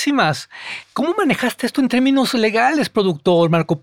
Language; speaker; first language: Spanish; native; Spanish